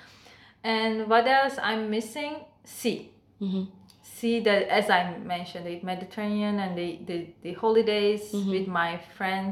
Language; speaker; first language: English; non-native, fluent; Turkish